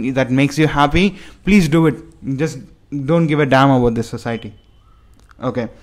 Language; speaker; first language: English; non-native, local second language; Tamil